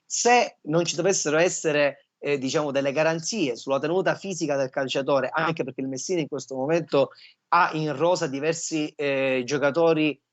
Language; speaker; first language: Italian; native; Italian